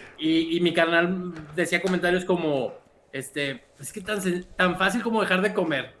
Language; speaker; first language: Spanish; native; Spanish